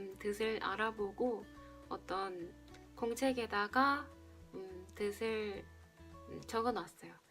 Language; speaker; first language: Korean; non-native, fluent; Spanish